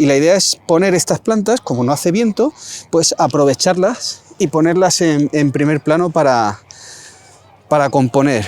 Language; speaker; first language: Spanish; native; Spanish